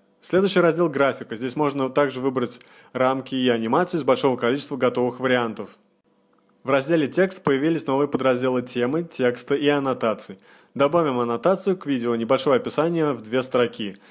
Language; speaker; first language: Russian; native; Russian